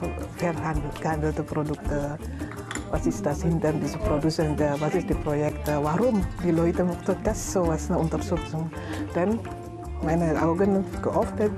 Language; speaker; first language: German; non-native, learner; Indonesian